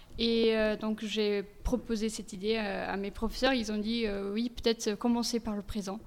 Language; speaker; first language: French; non-native, fluent; German